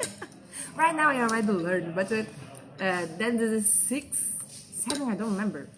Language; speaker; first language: English; non-native, fluent; Portuguese